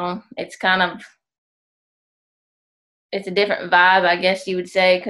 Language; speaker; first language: English; native; English